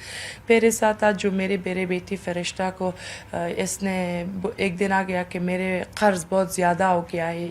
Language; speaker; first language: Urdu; non-native, learner; Persian